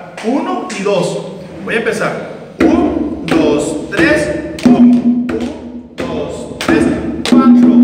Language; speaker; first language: Spanish; native; Spanish